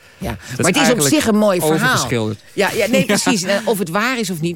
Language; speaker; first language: Dutch; native; Dutch